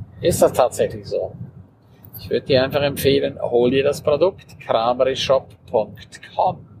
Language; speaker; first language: German; non-native, local second language; Romansh